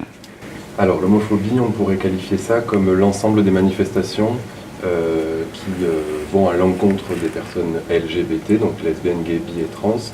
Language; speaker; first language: French; native; French